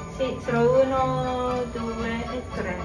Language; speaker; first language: Italian; non-native, learner; Japanese